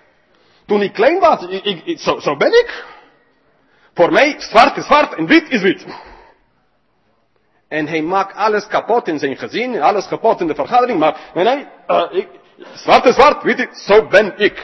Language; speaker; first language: Dutch; non-native, fluent; English